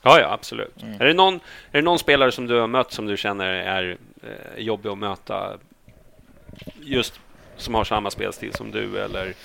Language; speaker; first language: Swedish; native; Swedish